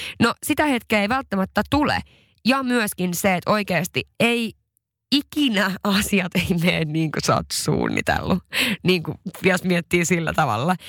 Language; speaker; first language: Finnish; non-native, local second language; Swedish